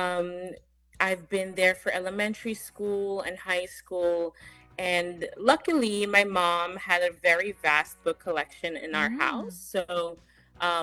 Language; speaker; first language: English; non-native, local second language; Hiligaynon